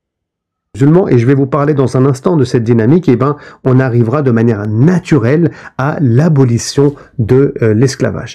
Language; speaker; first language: French; native; French